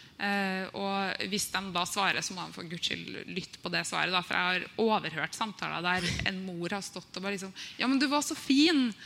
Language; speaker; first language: Norwegian; native; Norwegian